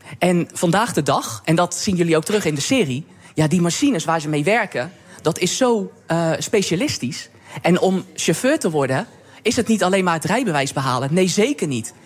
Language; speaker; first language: Dutch; native; Dutch